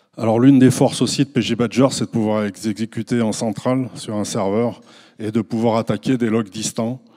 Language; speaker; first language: French; native; French